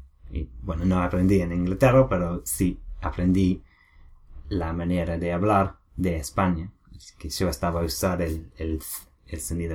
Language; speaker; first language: Spanish; non-native, learner; English